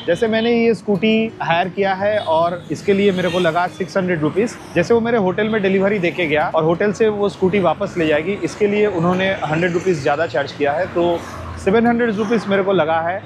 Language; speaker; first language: Hindi; non-native, local second language; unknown